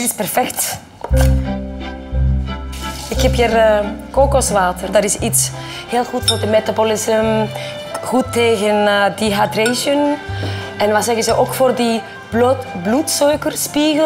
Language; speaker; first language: Dutch; non-native, fluent; Icelandic